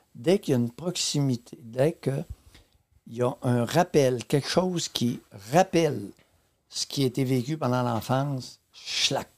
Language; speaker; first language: French; native; French